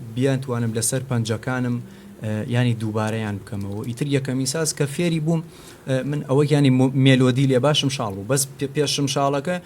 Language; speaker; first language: Central Kurdish; non-native, local second language; Gurani